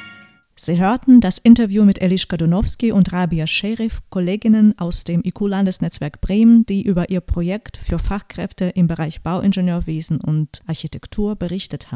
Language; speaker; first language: German; native; German